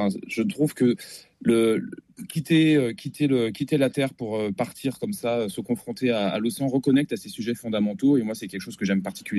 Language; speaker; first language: French; native; French